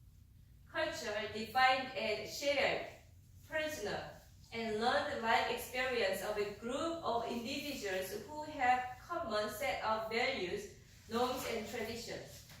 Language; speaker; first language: English; non-native, fluent; Korean